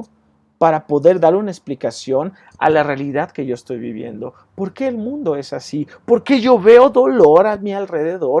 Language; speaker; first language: Spanish; native; Spanish